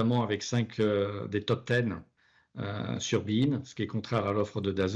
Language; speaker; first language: French; native; French